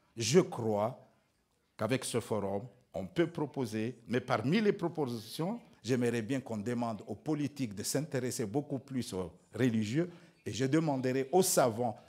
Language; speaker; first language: French; non-native, local second language; Ngazidja Comorian